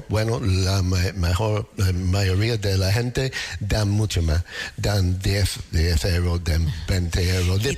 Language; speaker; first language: Spanish; non-native, learner; English